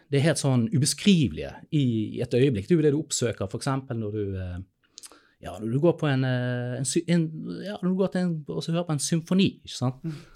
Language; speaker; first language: Norwegian; native; Norwegian